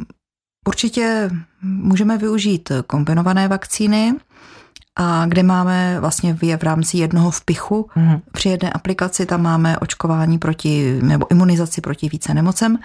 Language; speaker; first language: Czech; native; Czech